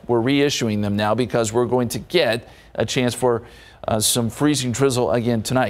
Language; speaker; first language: English; native; English